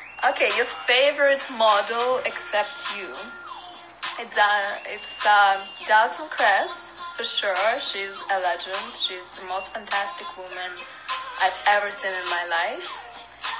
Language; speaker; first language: English; non-native, fluent; Russian